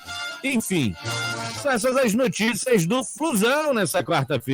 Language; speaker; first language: Portuguese; native; Portuguese